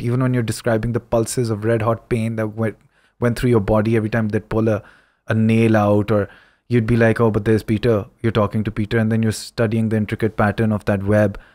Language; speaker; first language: English; non-native, local second language; Urdu